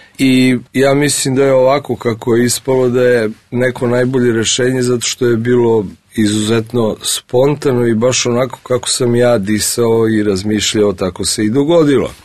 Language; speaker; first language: Serbian; early bilingual, other home language; Russian